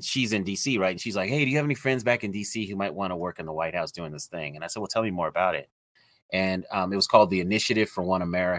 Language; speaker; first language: English; native; English